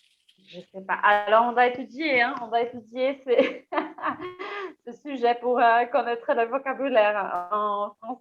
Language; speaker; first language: French; non-native, fluent; Portuguese